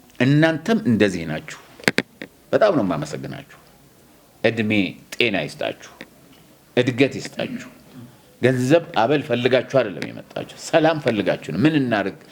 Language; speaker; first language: Amharic; non-native, local second language; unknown